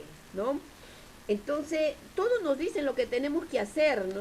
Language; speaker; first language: Spanish; native; Spanish